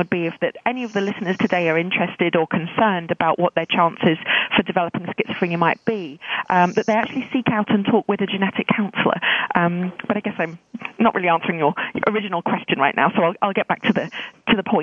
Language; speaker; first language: English; native; English